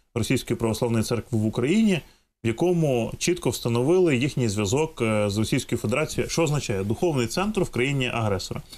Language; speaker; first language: Ukrainian; native; Ukrainian